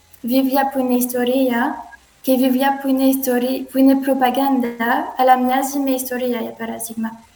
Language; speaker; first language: Greek; non-native, learner; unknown